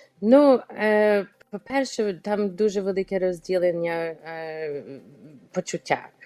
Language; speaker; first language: Ukrainian; early bilingual, heritage; Ukrainian